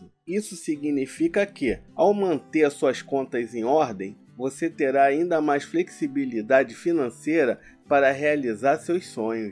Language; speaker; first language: Portuguese; native; Portuguese